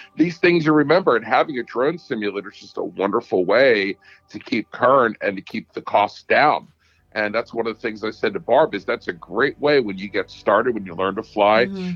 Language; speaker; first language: English; native; English